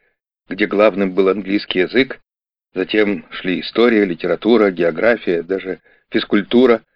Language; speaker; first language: Russian; native; Russian